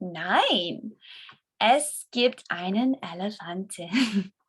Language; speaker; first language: German; non-native, learner; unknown